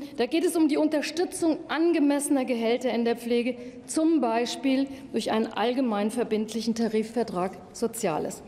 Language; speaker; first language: German; native; German